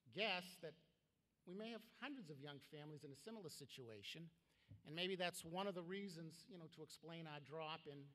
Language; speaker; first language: English; native; English